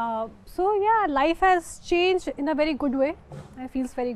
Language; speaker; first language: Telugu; non-native, fluent; Hindi